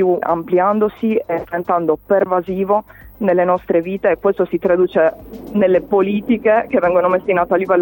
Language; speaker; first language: Italian; native; Italian